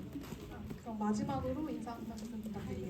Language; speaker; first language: Korean; native; Korean